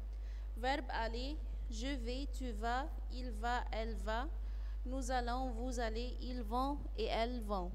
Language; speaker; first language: French; non-native, fluent; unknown